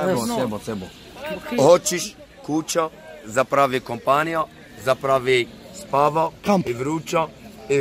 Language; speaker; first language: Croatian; non-native, learner; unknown